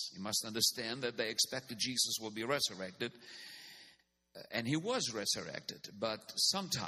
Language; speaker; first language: English; non-native, local second language; Afrikaans